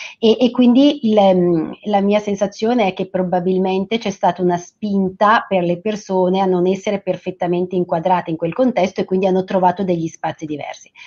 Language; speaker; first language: Italian; native; Italian